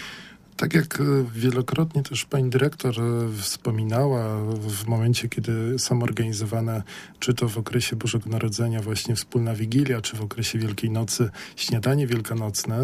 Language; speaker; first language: Polish; native; Polish